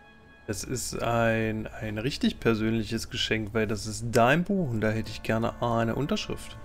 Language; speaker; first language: German; native; German